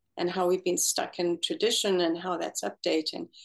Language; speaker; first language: English; native; English